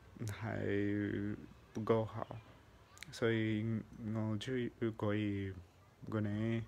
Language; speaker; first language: Chinese; non-native, fluent; English